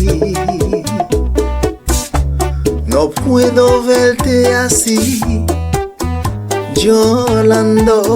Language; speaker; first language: Spanish; non-native, learner; Haitian Creole